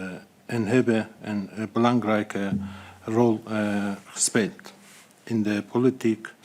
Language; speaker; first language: Dutch; non-native, fluent; Azerbaijani